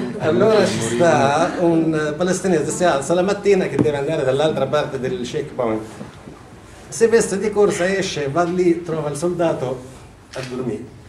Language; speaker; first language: Italian; non-native, fluent; Arabic